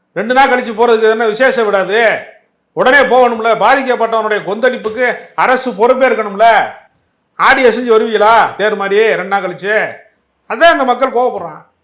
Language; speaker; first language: Tamil; native; Tamil